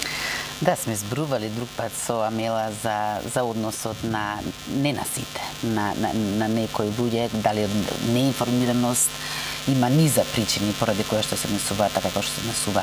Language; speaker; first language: Macedonian; native; Macedonian